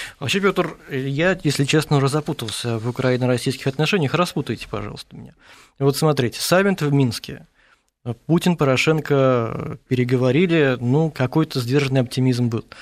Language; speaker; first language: Russian; native; Russian